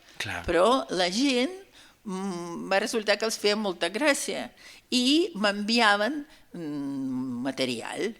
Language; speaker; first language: Catalan; non-native, fluent; Russian